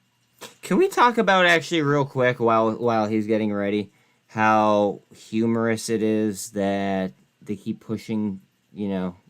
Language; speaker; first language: English; native; English